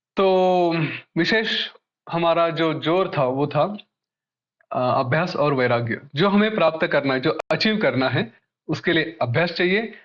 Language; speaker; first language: Hindi; non-native, local second language; Marathi